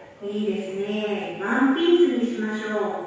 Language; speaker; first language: Japanese; non-native, learner; Indonesian